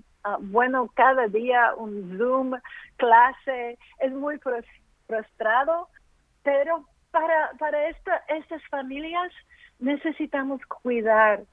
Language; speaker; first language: Spanish; early bilingual, heritage; English